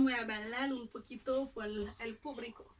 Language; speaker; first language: Spanish; non-native, learner; Haitian Creole